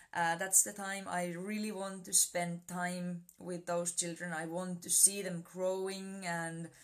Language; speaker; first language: English; non-native, fluent; Finnish